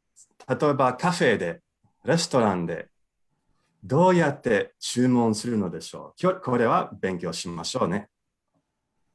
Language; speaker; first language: Japanese; non-native, fluent; English